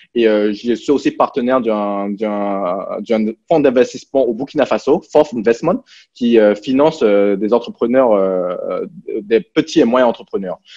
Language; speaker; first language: French; early bilingual, other home language; Cantonese